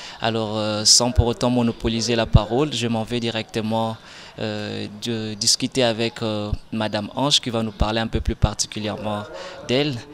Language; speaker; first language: French; non-native, local second language; Lingala